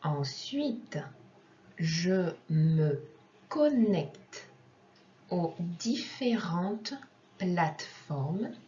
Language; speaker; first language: French; non-native, fluent; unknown